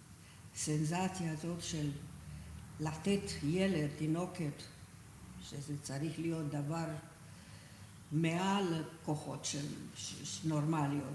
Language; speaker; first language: Hebrew; non-native, fluent; Romanian